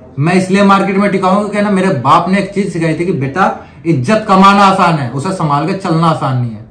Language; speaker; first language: Hindi; native; Hindi